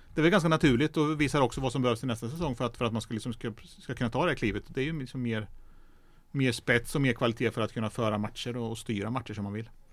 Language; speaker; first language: Swedish; native; Swedish